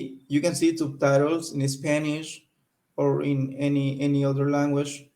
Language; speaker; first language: English; non-native, learner; Spanish